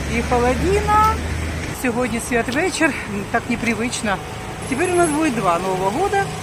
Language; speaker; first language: Ukrainian; non-native, local second language; Russian